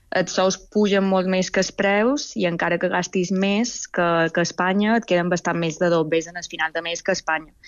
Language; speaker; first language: Catalan; native; Catalan